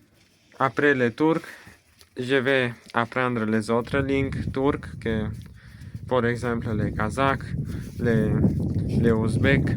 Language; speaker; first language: French; non-native, learner; Romanian